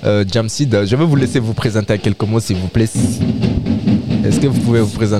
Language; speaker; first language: French; native; French